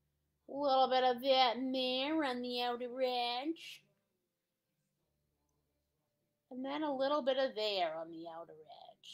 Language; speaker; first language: English; native; English